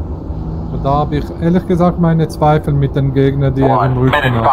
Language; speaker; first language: German; native; German